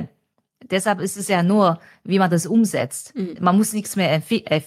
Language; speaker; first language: German; non-native, fluent; Chinese